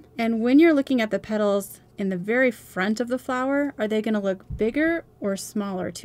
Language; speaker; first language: English; native; English